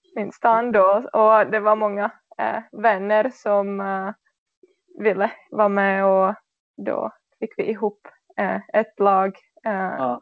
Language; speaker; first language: Swedish; non-native, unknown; Czech